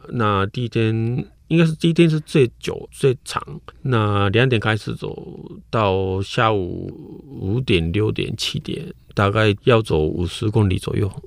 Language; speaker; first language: Chinese; non-native, fluent; Japanese